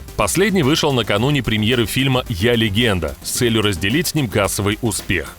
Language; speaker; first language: Russian; native; Russian